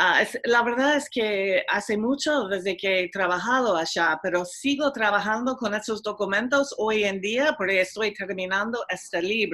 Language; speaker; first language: Spanish; non-native, fluent; English